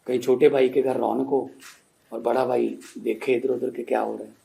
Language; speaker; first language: Hindi; non-native, local second language; Punjabi